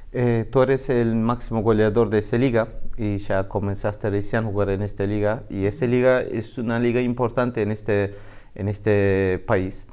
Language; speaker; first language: Spanish; non-native, learner; Turkish